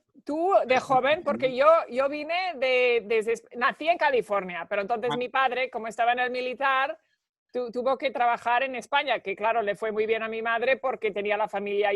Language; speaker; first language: Spanish; early bilingual, heritage; Spanish